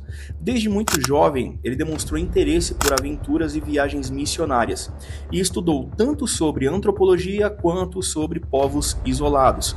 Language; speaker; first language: Portuguese; native; Portuguese